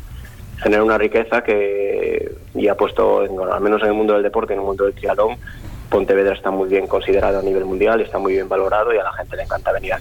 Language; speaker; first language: Spanish; native; Spanish